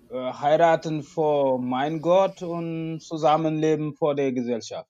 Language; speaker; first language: German; non-native, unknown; Wolof